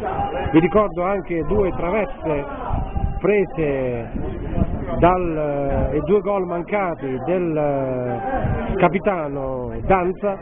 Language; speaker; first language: Italian; native; Italian